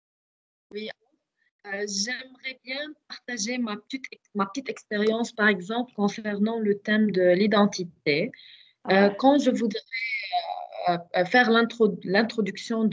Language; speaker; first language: French; non-native, fluent; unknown